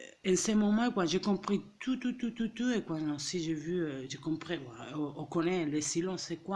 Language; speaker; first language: French; non-native, fluent; Catalan